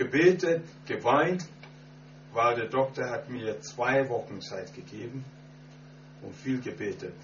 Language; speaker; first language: German; non-native, fluent; Akan